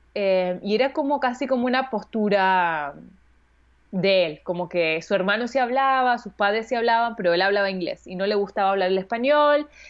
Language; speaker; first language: Spanish; early bilingual, heritage; Spanish